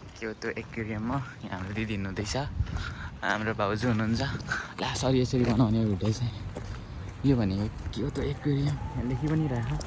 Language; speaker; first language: Nepali; native; Nepali